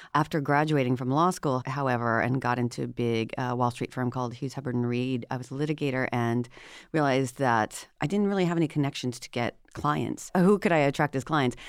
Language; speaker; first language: English; native; English